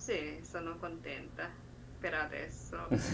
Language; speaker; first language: Italian; non-native, learner; Japanese